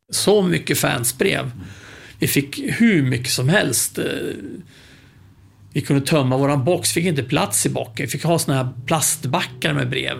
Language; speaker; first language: Swedish; native; Swedish